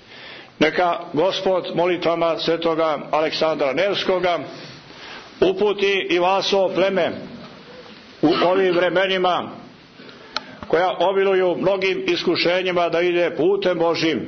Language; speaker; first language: Croatian; native; Croatian